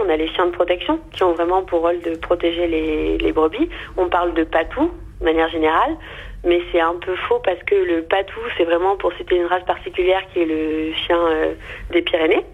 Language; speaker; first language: French; native; French